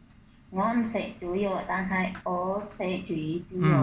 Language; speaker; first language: Cantonese; non-native, learner; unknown